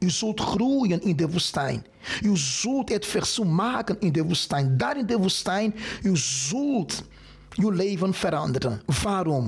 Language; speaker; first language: Dutch; non-native, fluent; Portuguese